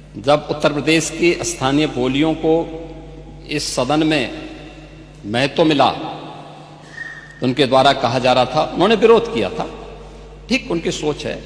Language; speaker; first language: Hindi; native; Hindi